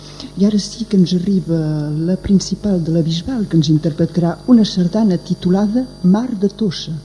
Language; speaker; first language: Catalan; native; Catalan